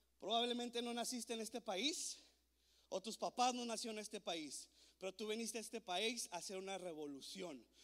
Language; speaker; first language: Spanish; native; Spanish